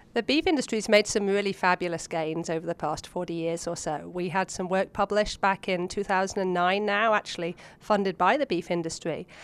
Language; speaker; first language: English; native; English